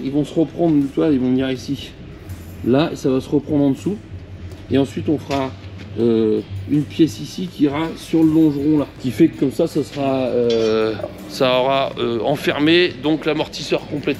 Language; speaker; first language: French; native; French